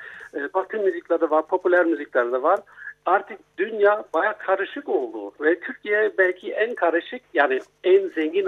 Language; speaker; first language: Turkish; non-native, fluent; German